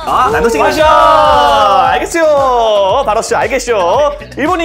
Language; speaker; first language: Korean; native; Korean